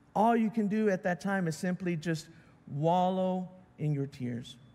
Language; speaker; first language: English; native; English